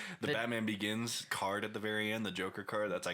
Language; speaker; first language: English; native; English